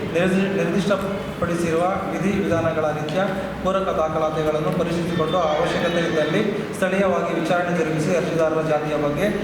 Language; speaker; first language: Kannada; native; Kannada